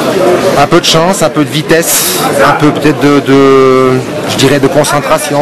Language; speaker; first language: French; native; French